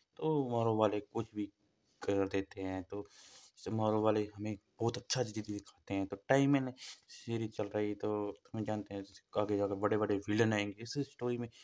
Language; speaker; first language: Hindi; non-native, local second language; Punjabi